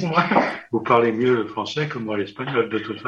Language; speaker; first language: French; native; French